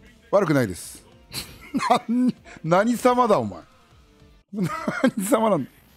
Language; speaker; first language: Japanese; native; Japanese